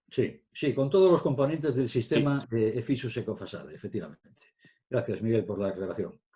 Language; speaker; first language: Spanish; native; Spanish